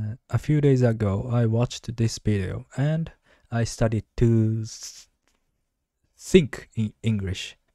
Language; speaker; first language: English; non-native, learner; Japanese